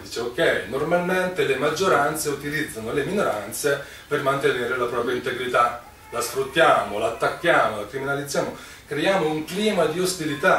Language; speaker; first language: Italian; native; Italian